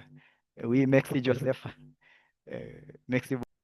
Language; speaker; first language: French; non-native, learner; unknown